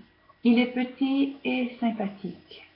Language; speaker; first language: French; non-native, fluent; English